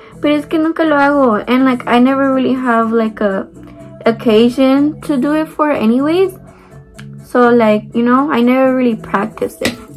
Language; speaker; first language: English; early bilingual, other home language; Spanish